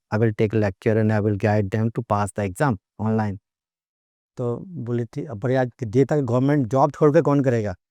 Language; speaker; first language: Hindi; native; Hindi